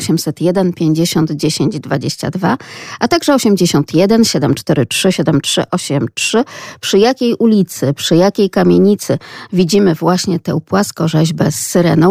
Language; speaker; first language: Polish; native; Polish